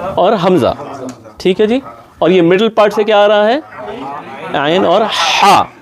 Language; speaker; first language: Urdu; native; Urdu